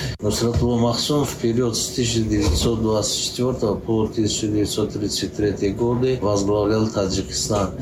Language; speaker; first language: Russian; non-native, local second language; Tajik